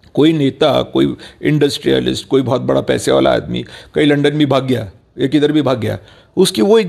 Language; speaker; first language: Hindi; non-native, local second language; Marathi